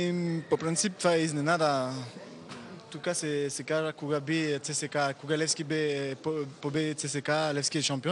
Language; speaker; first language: Bulgarian; non-native, learner; French